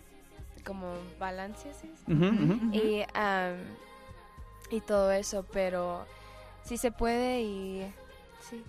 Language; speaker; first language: Spanish; early bilingual, heritage; Spanish